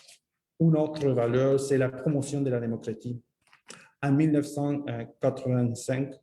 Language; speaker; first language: French; non-native, fluent; Spanish